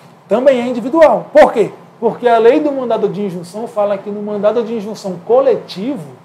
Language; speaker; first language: Portuguese; native; Portuguese